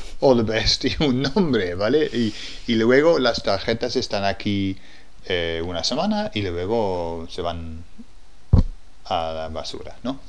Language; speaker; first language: Spanish; non-native, fluent; English